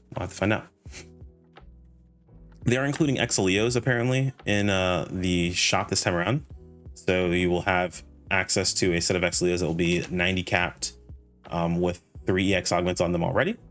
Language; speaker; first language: English; native; English